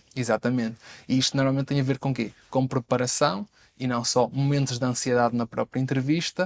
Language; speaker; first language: Portuguese; native; Portuguese